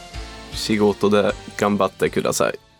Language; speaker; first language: Japanese; non-native, learner; Swedish